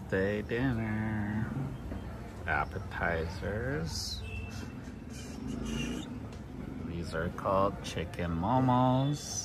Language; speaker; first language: English; non-native, fluent; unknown